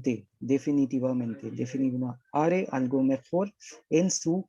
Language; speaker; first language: Spanish; non-native, learner; Hindi